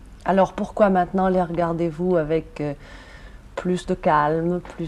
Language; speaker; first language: French; native; French